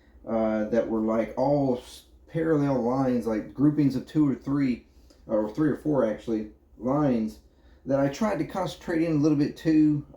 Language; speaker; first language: English; native; English